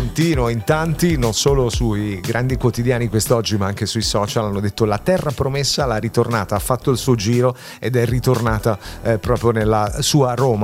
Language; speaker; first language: Italian; native; Italian